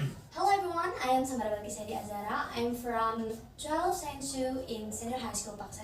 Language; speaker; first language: English; non-native, learner; Indonesian